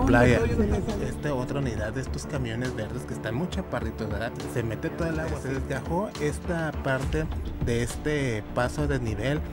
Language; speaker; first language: Spanish; native; Spanish